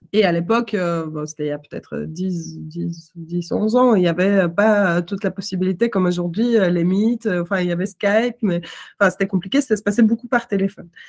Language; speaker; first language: French; non-native, fluent; Russian